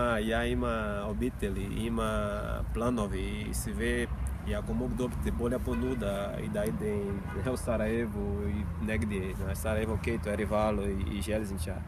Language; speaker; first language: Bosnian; non-native, fluent; Portuguese